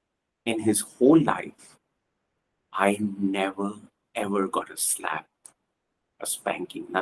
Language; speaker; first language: English; non-native, local second language; Punjabi